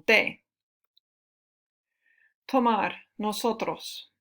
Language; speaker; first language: Spanish; non-native, fluent; English